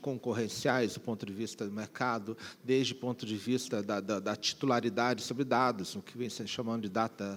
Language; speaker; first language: Portuguese; native; Portuguese